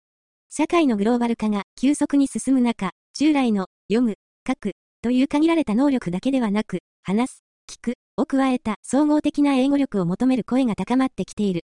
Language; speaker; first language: Japanese; native; Japanese